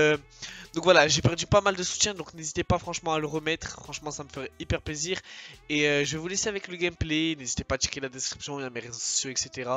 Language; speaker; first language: French; native; French